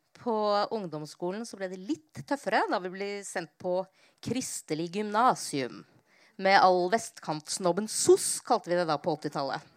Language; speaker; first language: Norwegian; native; Norwegian